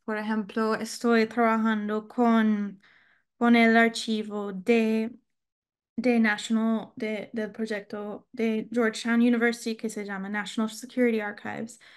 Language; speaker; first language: Spanish; non-native, learner; English